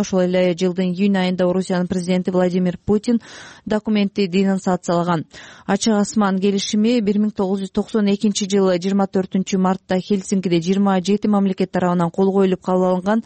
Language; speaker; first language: Kyrgyz; native; Kyrgyz